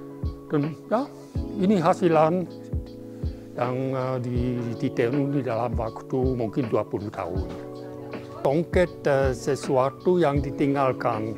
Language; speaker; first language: Indonesian; non-native, fluent; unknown